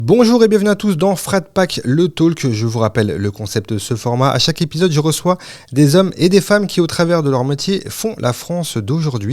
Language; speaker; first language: French; native; French